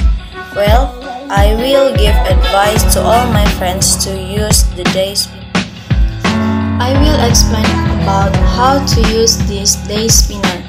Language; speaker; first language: English; non-native, learner; Indonesian